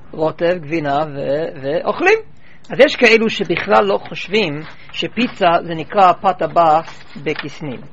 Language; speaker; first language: Hebrew; non-native, fluent; English